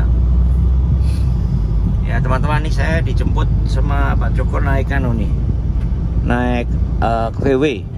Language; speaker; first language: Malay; non-native, local second language; Javanese